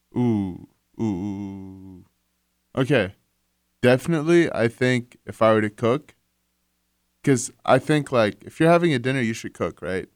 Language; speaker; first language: English; non-native, fluent; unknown